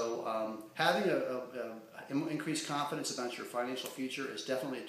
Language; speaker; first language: English; native; English